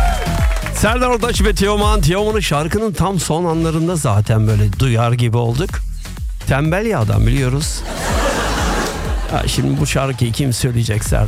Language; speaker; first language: Turkish; early bilingual, other home language; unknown